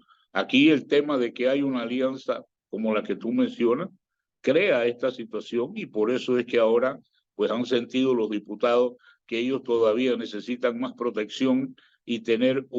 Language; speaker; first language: Spanish; native; Spanish